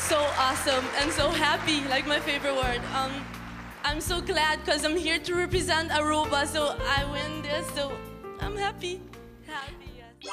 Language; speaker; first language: English; non-native, fluent; Papiamento